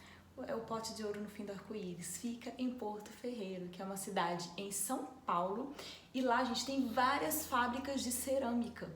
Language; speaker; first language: Portuguese; native; Portuguese